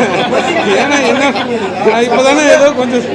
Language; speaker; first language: Tamil; native; Tamil